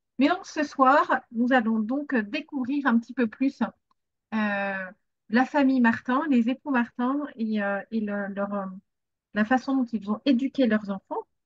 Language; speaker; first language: French; native; French